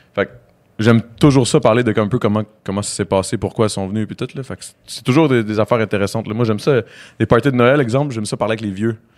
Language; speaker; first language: French; native; French